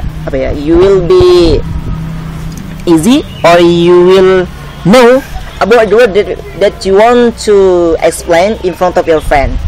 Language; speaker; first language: English; non-native, learner; Indonesian